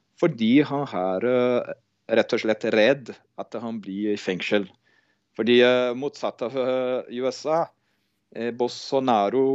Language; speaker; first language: Norwegian; non-native, fluent; Portuguese